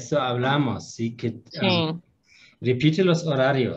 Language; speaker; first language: Spanish; non-native, fluent; German